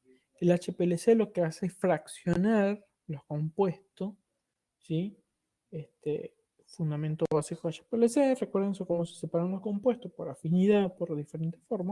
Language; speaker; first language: Spanish; native; Spanish